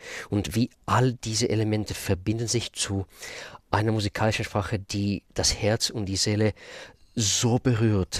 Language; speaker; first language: German; non-native, fluent; Russian